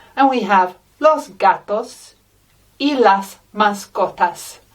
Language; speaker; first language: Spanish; non-native, fluent; English